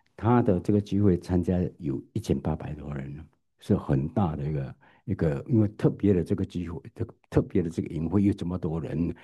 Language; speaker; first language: Chinese; native; Chinese